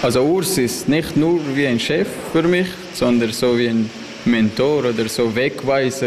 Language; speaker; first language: German; non-native, learner; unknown